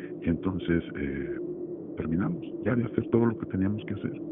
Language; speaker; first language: Spanish; native; Spanish